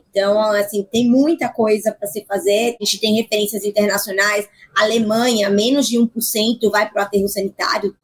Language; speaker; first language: Portuguese; native; Portuguese